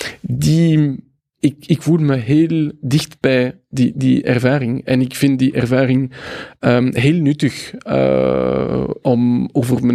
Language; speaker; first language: Dutch; non-native, local second language; French